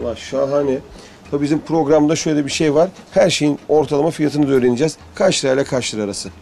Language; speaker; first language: Turkish; native; Turkish